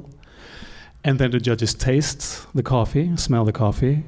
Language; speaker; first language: English; non-native, fluent; Swedish